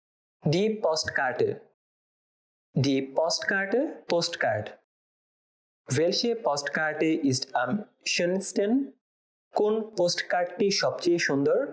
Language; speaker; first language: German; non-native, fluent; Bangla